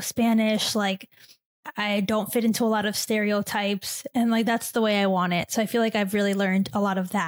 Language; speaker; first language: English; native; English